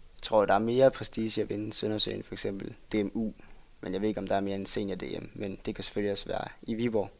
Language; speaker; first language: Danish; native; Danish